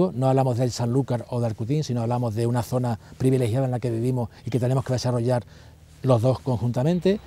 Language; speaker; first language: Spanish; native; Spanish